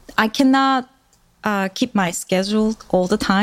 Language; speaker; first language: English; non-native, fluent; Korean